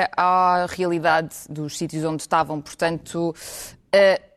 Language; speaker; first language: Portuguese; early bilingual, other home language; Ukrainian